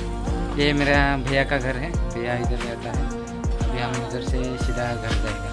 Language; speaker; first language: Hindi; non-native, local second language; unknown